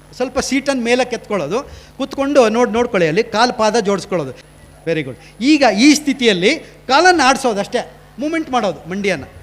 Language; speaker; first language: Kannada; native; Kannada